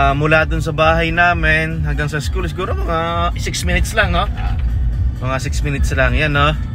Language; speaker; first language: Filipino; native; Filipino